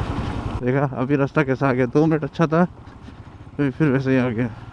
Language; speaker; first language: Hindi; non-native, local second language; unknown